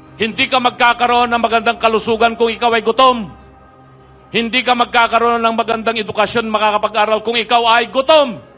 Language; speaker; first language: Filipino; non-native, local second language; Iloko